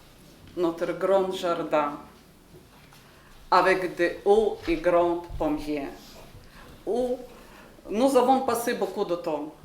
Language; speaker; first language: French; non-native, learner; Ukrainian